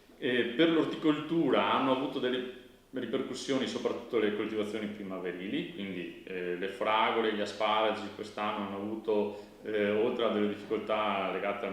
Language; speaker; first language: Italian; native; Italian